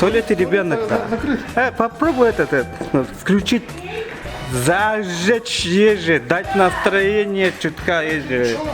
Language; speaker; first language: Russian; non-native, local second language; Yakut